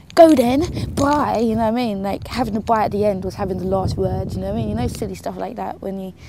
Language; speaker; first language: English; native; English